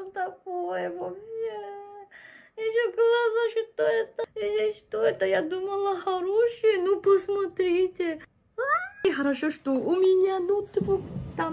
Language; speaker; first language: Russian; non-native, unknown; Korean